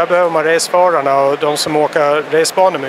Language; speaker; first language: Swedish; native; Swedish